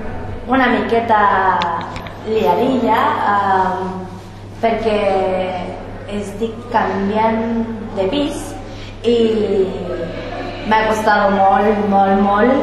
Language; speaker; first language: Catalan; non-native, learner; Spanish